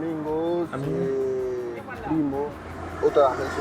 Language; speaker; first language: Spanish; non-native, learner; Haitian Creole